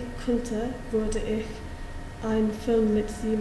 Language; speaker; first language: German; non-native, learner; English